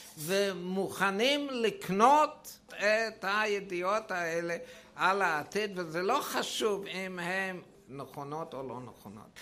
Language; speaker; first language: Hebrew; non-native, fluent; German